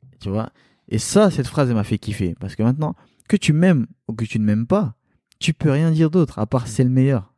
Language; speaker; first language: French; early bilingual, other home language; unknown